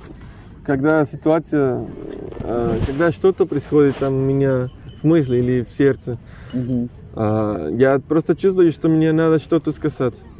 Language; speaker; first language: Russian; non-native, learner; Spanish